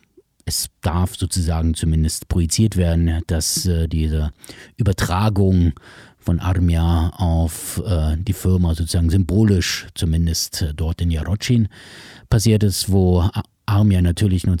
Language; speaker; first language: German; native; German